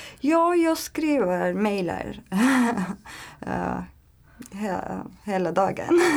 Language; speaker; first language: Swedish; non-native, learner; Turkish